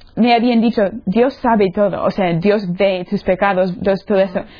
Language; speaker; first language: Spanish; non-native, fluent; English